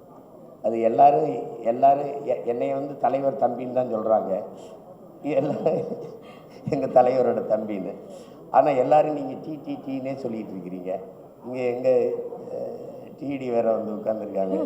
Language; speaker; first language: Tamil; native; Tamil